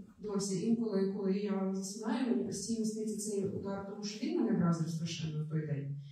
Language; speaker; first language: Ukrainian; native; Ukrainian